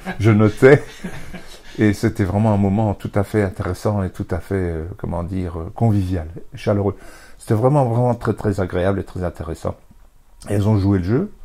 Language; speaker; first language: French; native; French